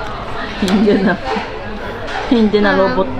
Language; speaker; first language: Filipino; non-native, learner; Japanese